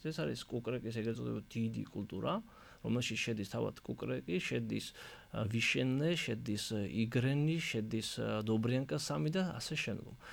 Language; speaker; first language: Georgian; native; Georgian